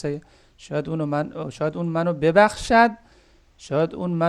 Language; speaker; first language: Persian; non-native, fluent; Urdu